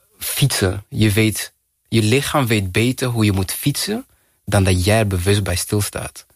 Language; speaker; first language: Dutch; early bilingual, other home language; Kinyarwanda